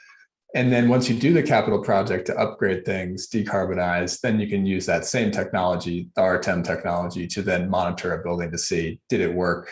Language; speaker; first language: English; native; English